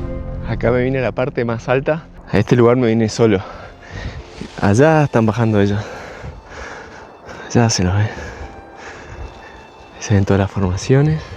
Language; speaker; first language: Spanish; native; Spanish